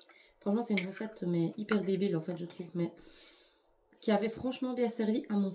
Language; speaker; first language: French; native; French